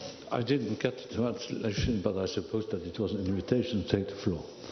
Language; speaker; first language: English; non-native, fluent; Luxembourgish